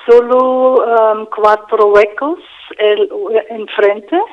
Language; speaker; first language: Spanish; non-native, fluent; English